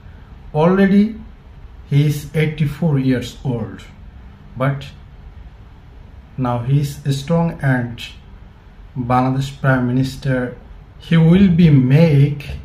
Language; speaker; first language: English; non-native, learner; Bangla